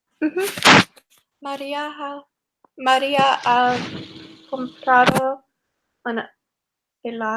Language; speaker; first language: Spanish; non-native, learner; English